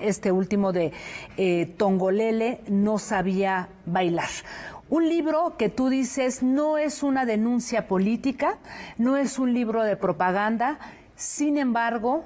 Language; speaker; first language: Spanish; native; Spanish